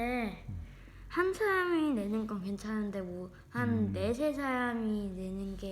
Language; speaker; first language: Korean; native; Korean